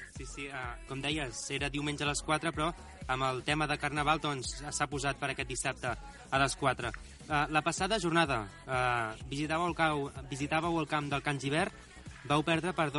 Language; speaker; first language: Catalan; native; Catalan